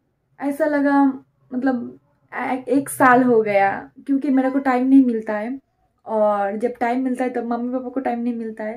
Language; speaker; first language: Hindi; non-native, local second language; Bangla